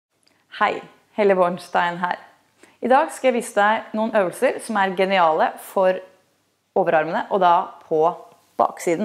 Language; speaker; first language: Norwegian; native; Norwegian